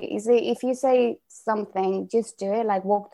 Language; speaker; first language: English; non-native, fluent; Spanish